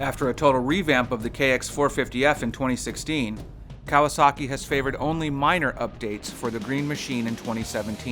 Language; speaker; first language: English; native; English